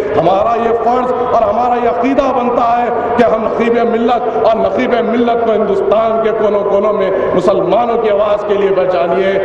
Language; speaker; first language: Urdu; native; Urdu